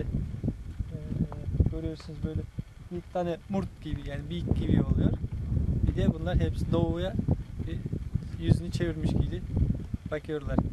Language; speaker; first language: Turkish; non-native, fluent; Kazakh